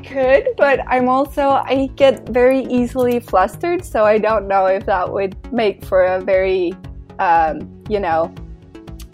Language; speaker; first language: English; non-native, fluent; Danish